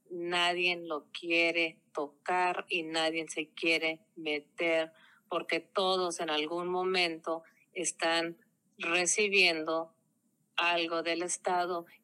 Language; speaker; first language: Spanish; early bilingual, heritage; Spanish